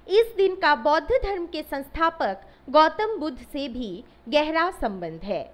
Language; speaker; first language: Hindi; non-native, local second language; Assamese